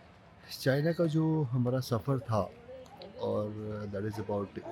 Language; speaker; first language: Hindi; non-native, local second language; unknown